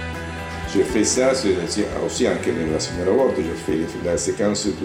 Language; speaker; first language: French; non-native, learner; Italian